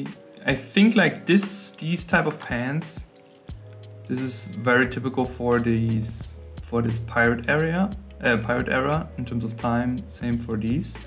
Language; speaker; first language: English; non-native, fluent; German